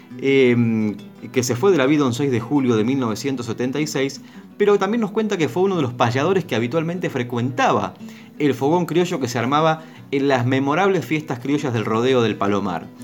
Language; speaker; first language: Spanish; native; Spanish